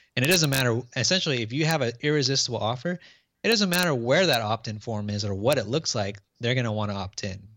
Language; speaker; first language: English; native; English